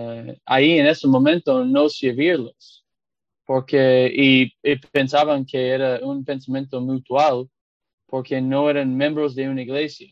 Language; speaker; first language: Spanish; non-native, fluent; English